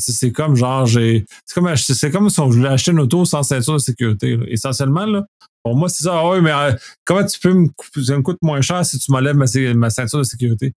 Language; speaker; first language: French; native; French